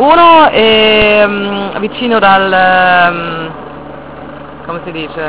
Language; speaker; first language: Italian; non-native, fluent; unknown